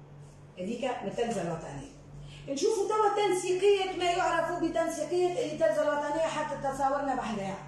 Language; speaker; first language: Arabic; native; Arabic